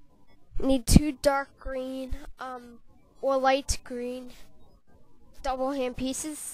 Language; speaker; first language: English; native; English